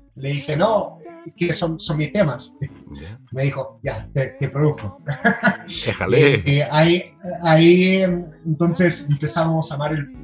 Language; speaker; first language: Spanish; non-native, fluent; English